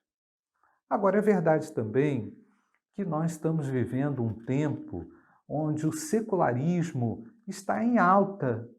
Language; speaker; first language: Portuguese; native; Portuguese